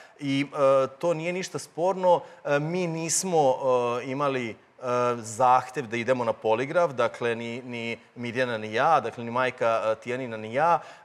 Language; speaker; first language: Croatian; native; Croatian